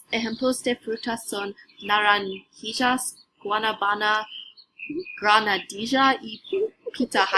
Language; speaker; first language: Spanish; non-native, learner; English